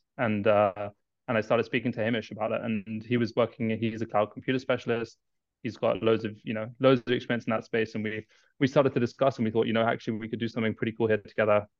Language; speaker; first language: English; native; English